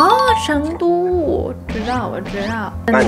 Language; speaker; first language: Chinese; non-native, fluent; Thai